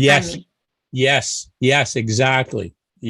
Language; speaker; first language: English; native; English